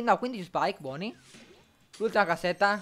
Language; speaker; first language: Italian; native; Italian